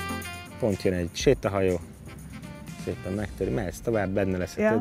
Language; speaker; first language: Hungarian; native; Hungarian